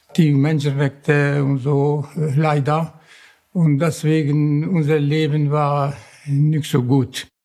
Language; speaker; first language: German; non-native, learner; Kurdish